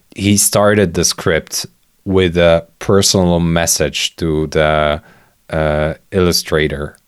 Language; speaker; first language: English; non-native, fluent; Polish